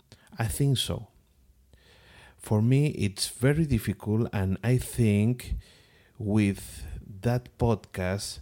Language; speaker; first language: English; non-native, learner; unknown